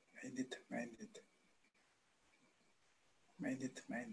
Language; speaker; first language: English; non-native, learner; Indonesian